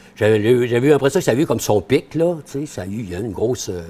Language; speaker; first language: French; native; French